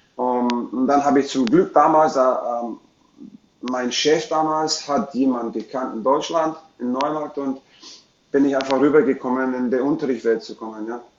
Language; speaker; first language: German; non-native, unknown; English